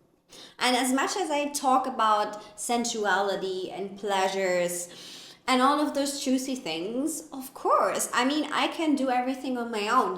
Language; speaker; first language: English; non-native, fluent; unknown